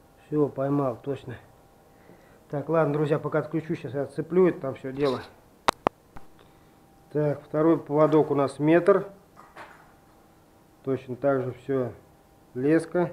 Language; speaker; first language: Russian; native; Russian